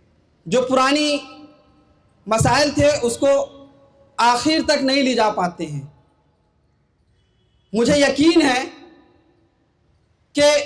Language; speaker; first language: Hindi; native; Hindi